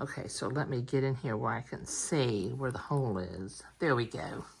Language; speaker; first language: English; native; English